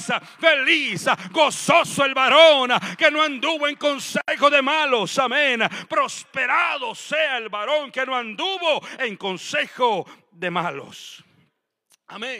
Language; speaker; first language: Spanish; native; Spanish